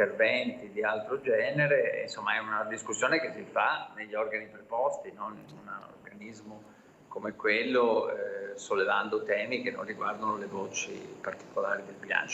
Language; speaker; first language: Italian; native; Italian